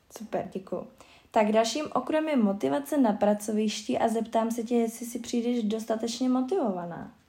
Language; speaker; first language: Czech; native; Czech